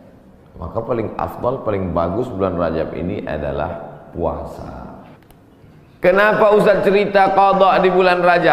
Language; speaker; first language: Malay; native; Malay